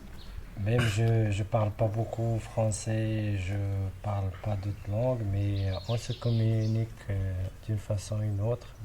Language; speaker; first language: French; non-native, local second language; Arabic